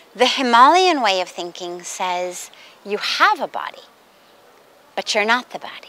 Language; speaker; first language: English; native; English